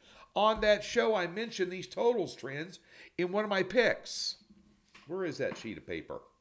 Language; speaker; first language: English; native; English